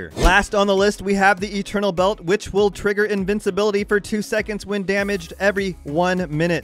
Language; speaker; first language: English; native; English